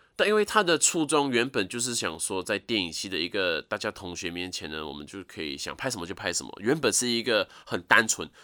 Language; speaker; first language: Chinese; native; Chinese